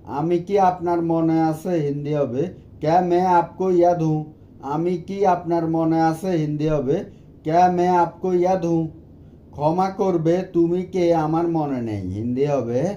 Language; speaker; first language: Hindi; non-native, learner; Bangla